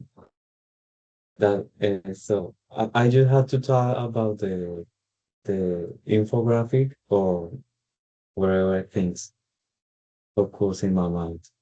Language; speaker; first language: English; non-native, learner; Spanish